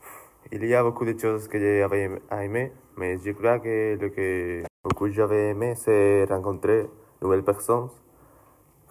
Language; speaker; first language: French; non-native, learner; Spanish